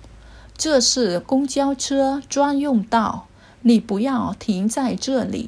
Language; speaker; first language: Chinese; non-native, fluent; Vietnamese